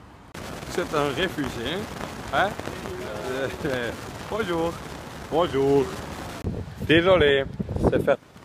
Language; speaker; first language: French; non-native, learner; Dutch